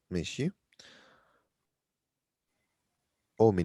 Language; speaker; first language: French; non-native, fluent; Arabic